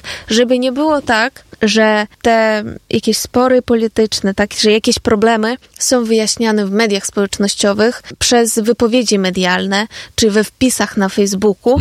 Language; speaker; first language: Polish; non-native, fluent; Ukrainian